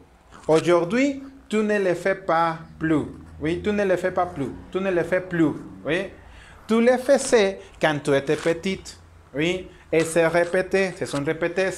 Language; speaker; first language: French; non-native, learner; Spanish